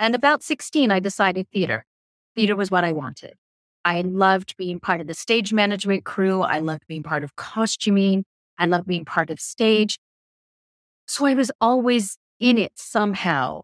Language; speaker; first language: English; native; English